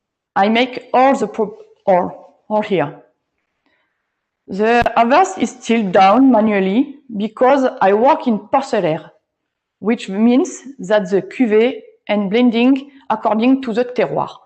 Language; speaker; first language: English; non-native, learner; French